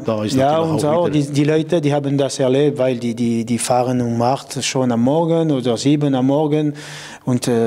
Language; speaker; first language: German; non-native, local second language; French